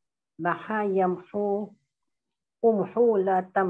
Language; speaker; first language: Arabic; non-native, learner; Indonesian